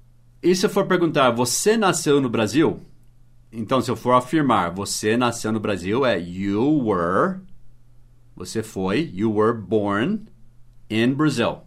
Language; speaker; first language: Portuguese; non-native, fluent; English